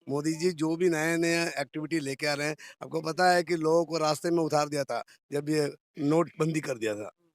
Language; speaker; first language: Hindi; native; Hindi